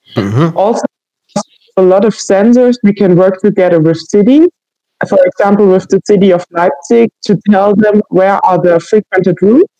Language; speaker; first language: English; non-native, fluent; German